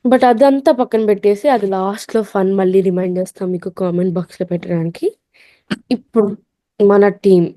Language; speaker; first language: Telugu; early bilingual, heritage; Telugu